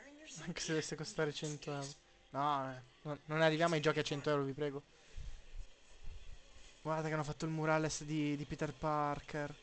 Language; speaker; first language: Italian; native; Italian